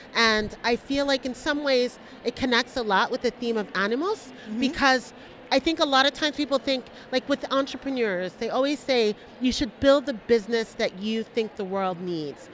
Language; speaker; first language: English; early bilingual, other home language; Spanish